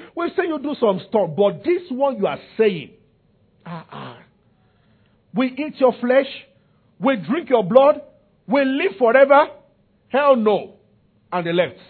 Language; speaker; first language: English; non-native, local second language; Yoruba